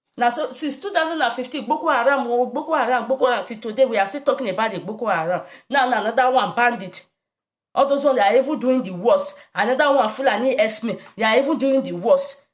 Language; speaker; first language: Nigerian Pidgin; non-native, local second language; Igbo